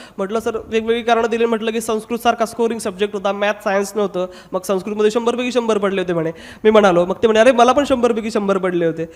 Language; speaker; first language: Marathi; non-native, local second language; Hindi